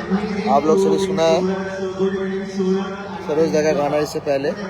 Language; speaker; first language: Hindi; non-native, local second language; Bangla